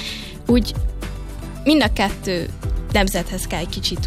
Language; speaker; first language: Hungarian; early bilingual, heritage; Hungarian